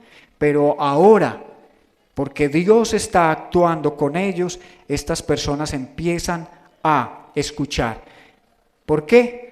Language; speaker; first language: Spanish; native; Spanish